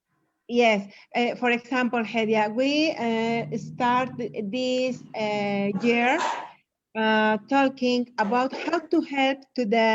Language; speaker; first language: English; non-native, learner; Spanish